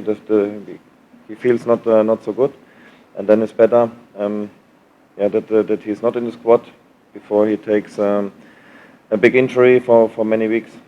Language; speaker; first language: English; non-native, learner; German